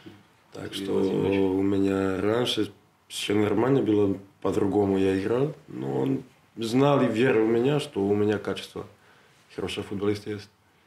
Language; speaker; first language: Russian; non-native, learner; Serbian